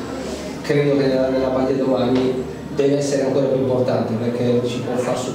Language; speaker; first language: Italian; native; Italian